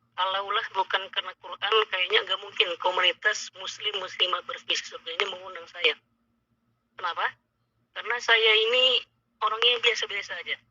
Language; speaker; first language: Indonesian; native; Indonesian